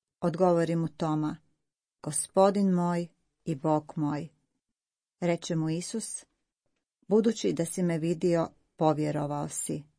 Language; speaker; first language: Croatian; native; Croatian